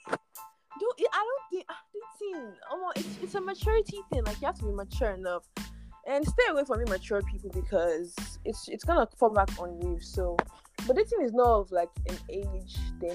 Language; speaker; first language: English; non-native, local second language; Yoruba